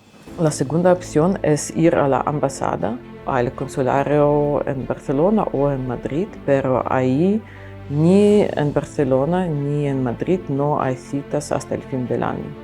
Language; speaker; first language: Spanish; non-native, learner; Ukrainian